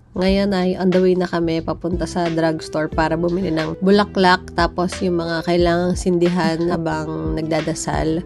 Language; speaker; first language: Filipino; native; Filipino